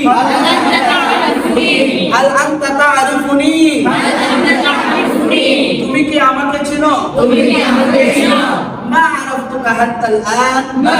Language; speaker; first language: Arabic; non-native, fluent; Bangla